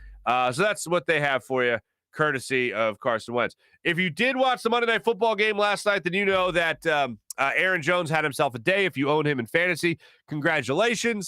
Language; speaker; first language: English; native; English